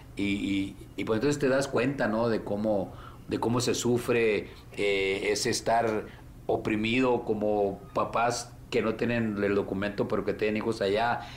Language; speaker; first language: Spanish; native; Spanish